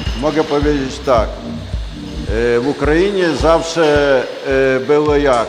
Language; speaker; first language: Polish; non-native, learner; Ukrainian